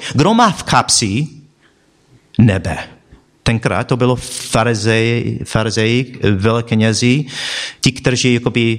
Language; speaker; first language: Czech; non-native, fluent; English